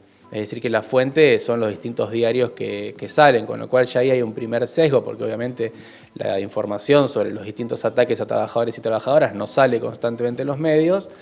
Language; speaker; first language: Spanish; native; Spanish